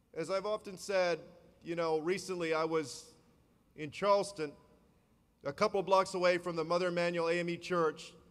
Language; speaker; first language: English; native; English